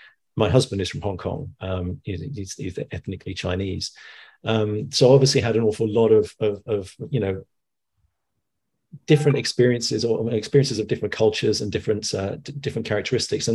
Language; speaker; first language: English; native; English